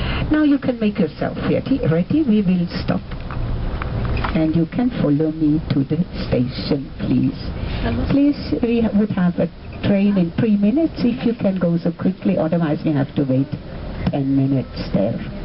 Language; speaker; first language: English; non-native, fluent; German